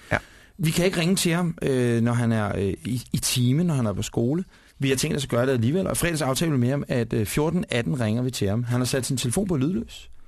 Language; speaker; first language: Danish; native; Danish